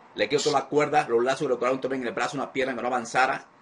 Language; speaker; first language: Spanish; native; Spanish